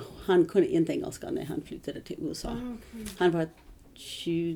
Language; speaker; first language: Swedish; non-native, learner; English